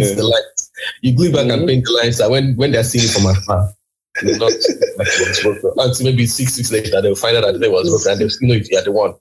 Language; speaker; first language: English; non-native, local second language; Igbo